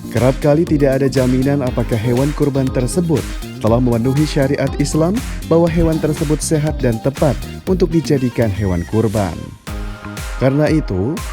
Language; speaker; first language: Indonesian; native; Indonesian